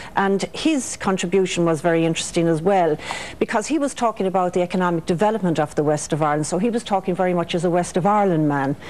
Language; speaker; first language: English; native; English